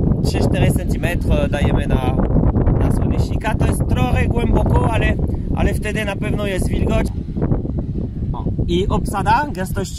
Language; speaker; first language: Polish; non-native, fluent; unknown